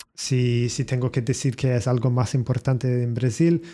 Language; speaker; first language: Spanish; non-native, learner; English